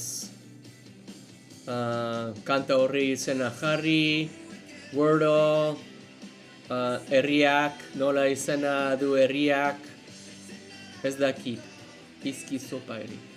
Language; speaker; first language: Basque; non-native, learner; English